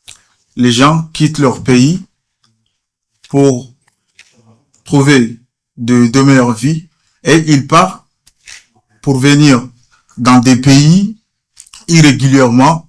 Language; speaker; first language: French; non-native, fluent; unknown